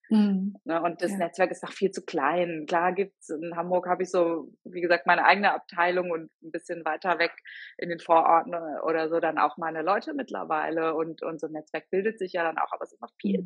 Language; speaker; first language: German; native; German